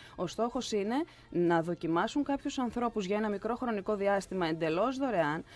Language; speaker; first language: Greek; native; Greek